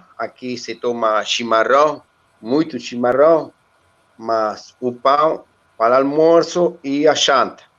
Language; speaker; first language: Portuguese; non-native, learner; Spanish